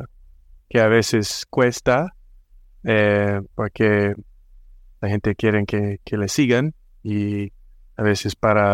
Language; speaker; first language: Spanish; non-native, fluent; English